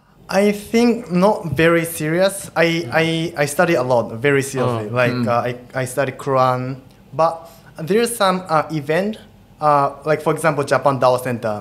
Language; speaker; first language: English; non-native, fluent; Japanese